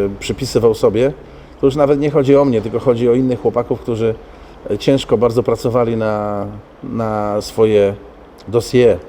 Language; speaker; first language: Polish; native; Polish